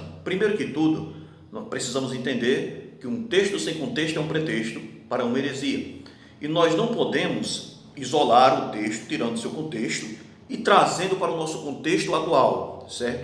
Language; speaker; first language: Portuguese; native; Portuguese